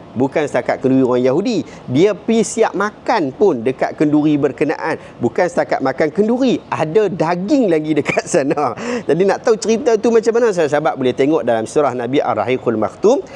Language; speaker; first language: Malay; native; Malay